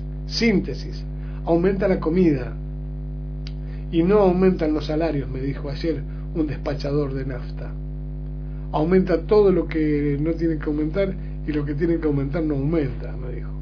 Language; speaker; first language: Spanish; native; Spanish